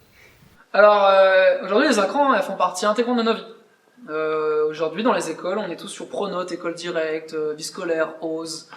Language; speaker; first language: French; native; French